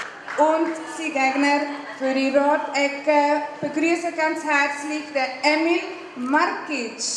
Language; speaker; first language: German; native; German